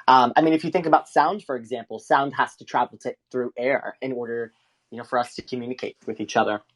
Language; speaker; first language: English; native; English